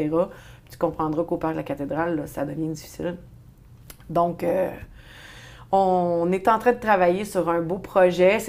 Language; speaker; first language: French; native; French